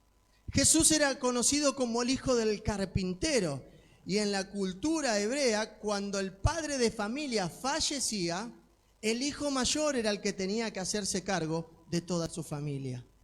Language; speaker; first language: Spanish; native; Spanish